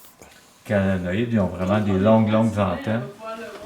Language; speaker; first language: French; native; French